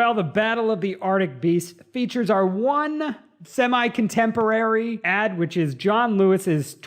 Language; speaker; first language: English; native; English